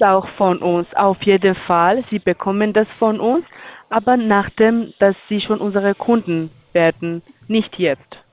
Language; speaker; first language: German; non-native, learner; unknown